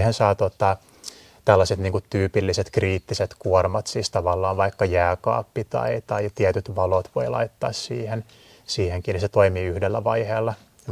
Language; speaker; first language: Finnish; native; Finnish